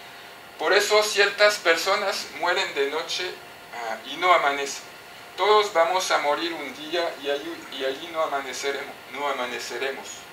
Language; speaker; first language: Spanish; non-native, fluent; French